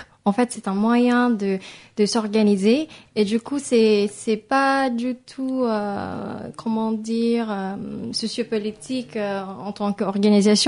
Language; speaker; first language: French; non-native, fluent; Filipino